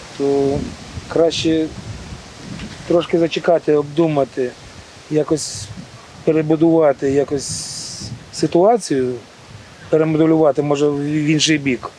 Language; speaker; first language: Ukrainian; native; Ukrainian